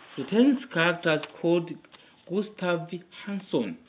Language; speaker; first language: English; non-native, local second language; Swahili